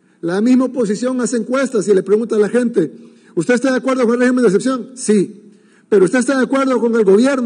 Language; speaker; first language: Spanish; native; Spanish